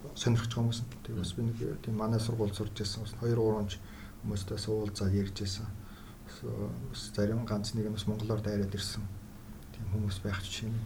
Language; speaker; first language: Mongolian; native; Mongolian